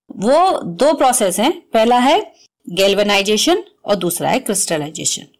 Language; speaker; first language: Hindi; native; Hindi